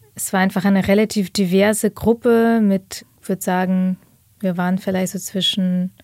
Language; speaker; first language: German; early bilingual, other home language; Ukrainian